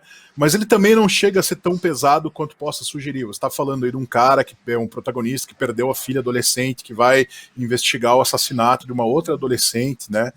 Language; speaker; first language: Portuguese; native; Portuguese